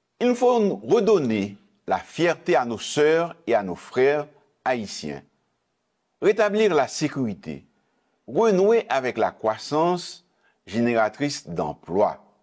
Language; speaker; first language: French; non-native, local second language; Haitian Creole